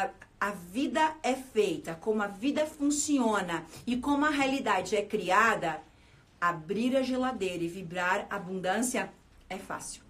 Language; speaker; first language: Portuguese; native; Portuguese